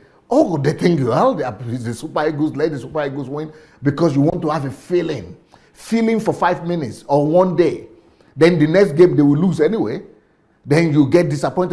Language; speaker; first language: English; non-native, local second language; Yoruba